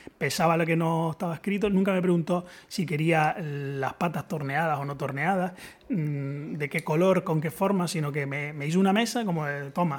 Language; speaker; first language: Spanish; native; Spanish